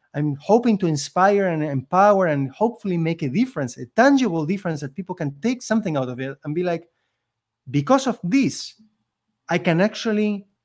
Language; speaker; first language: English; non-native, fluent; Spanish